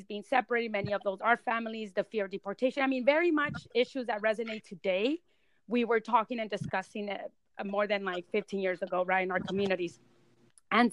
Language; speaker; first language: English; early bilingual, other home language; Spanish